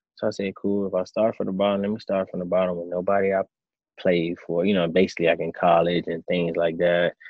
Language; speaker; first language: English; native; English